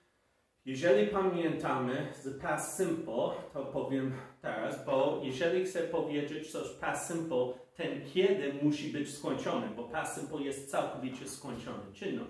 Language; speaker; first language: Polish; non-native, fluent; English